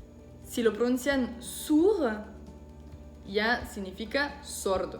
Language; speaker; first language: Spanish; non-native, fluent; French